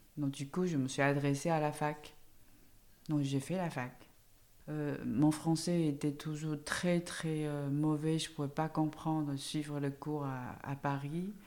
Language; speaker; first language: French; non-native, fluent; Chinese